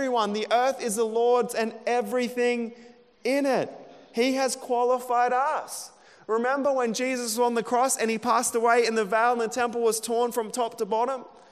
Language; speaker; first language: English; native; English